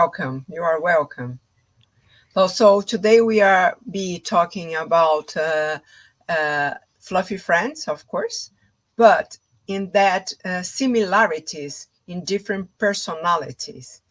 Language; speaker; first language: English; non-native, fluent; Portuguese